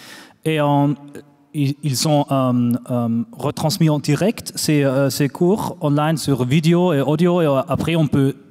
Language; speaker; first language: French; non-native, fluent; German